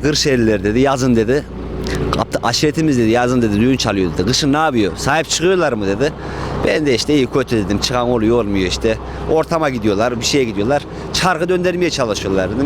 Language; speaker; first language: Turkish; native; Turkish